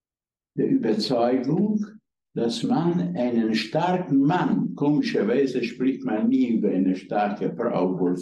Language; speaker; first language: German; non-native, fluent; Hungarian